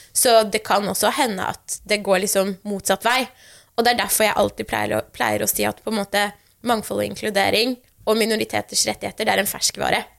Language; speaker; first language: Norwegian; early bilingual, other home language; Persian